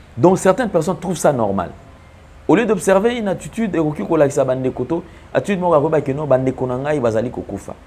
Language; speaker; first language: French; non-native, local second language; Lingala